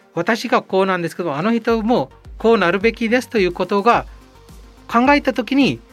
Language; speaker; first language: Japanese; non-native, fluent; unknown